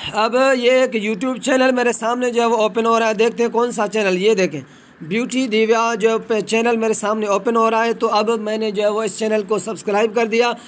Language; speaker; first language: Hindi; non-native, local second language; Punjabi